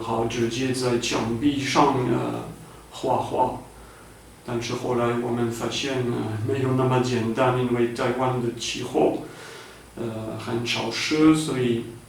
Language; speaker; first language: Chinese; non-native, fluent; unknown